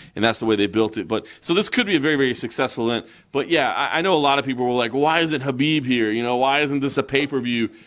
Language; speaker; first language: English; native; English